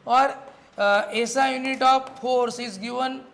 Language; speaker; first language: Hindi; non-native, local second language; Marathi